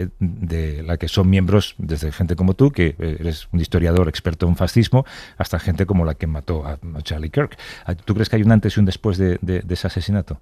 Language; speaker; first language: Spanish; native; Spanish